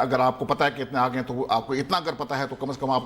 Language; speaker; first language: Urdu; native; Urdu